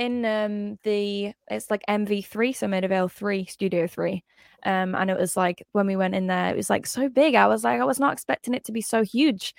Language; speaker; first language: English; native; English